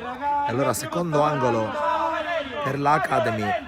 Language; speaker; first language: Italian; native; Italian